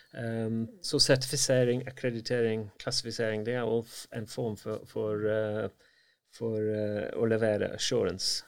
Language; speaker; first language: Norwegian; non-native, fluent; English